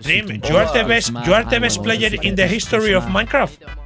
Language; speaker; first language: English; non-native, learner; Spanish